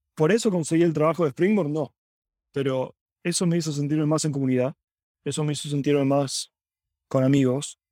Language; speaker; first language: Spanish; native; Spanish